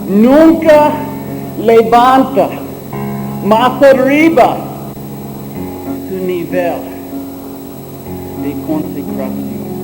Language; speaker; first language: Spanish; non-native, learner; English